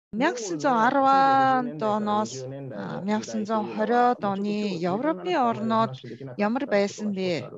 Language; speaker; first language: Mongolian; non-native, fluent; Japanese